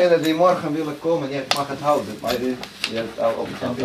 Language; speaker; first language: Dutch; non-native, fluent; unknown